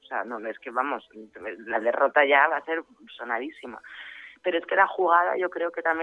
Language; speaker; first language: Spanish; native; Spanish